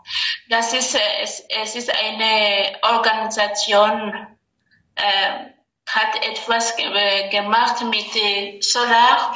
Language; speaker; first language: German; non-native, learner; Rundi